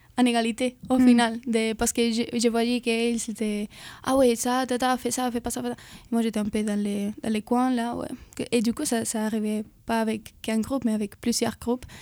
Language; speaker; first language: French; non-native, fluent; Spanish